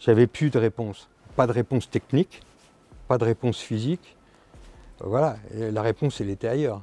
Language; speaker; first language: French; native; French